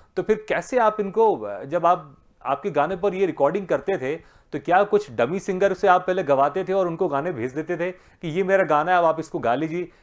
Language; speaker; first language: Hindi; native; Hindi